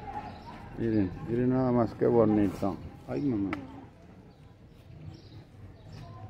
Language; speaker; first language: Spanish; native; Spanish